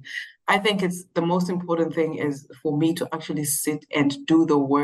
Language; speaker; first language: English; non-native, local second language; Shona